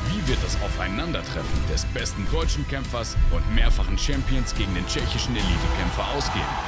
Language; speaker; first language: German; native; German